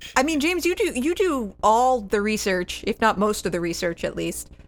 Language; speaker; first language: English; native; English